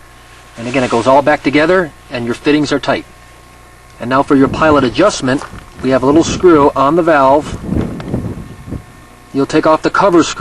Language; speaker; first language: English; native; English